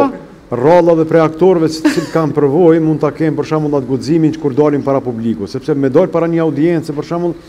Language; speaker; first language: Albanian; native; Albanian